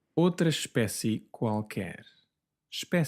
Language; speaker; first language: Portuguese; non-native, fluent; English